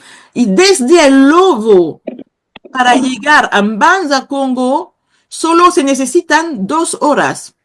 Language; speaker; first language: Spanish; non-native, fluent; Kongo